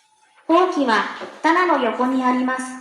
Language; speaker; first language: Japanese; non-native, learner; Indonesian